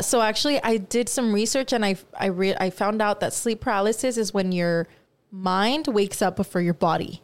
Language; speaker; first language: English; early bilingual, other home language; Spanish